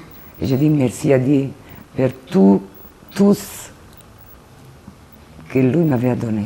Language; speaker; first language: French; non-native, learner; Italian